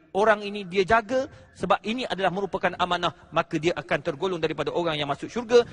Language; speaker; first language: Malay; native; Malay